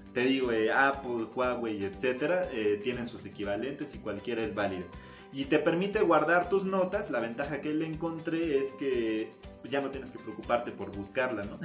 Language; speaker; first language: Spanish; native; Spanish